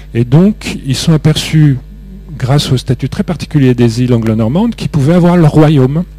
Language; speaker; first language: French; native; French